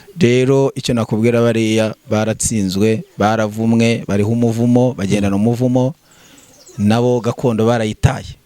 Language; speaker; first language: Kinyarwanda; native; Kinyarwanda